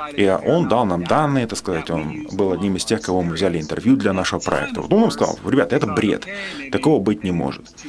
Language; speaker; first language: Russian; non-native, fluent; English